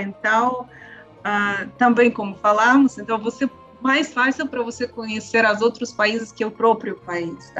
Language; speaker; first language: Portuguese; non-native, learner; Russian